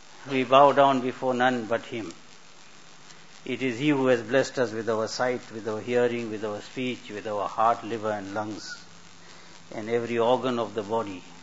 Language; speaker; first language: English; native; English